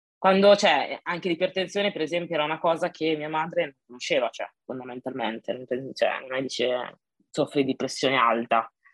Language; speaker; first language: Italian; early bilingual, other home language; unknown